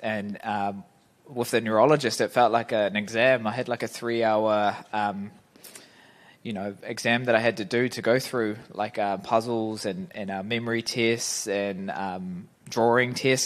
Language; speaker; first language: English; native; English